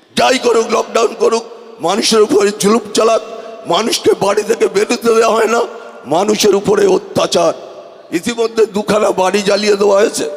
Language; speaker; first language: Bangla; native; Bangla